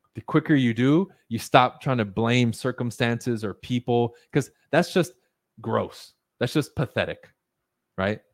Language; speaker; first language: English; early bilingual, other home language; Spanish